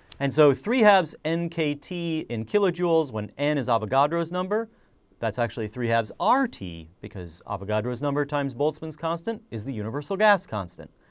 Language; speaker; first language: English; native; English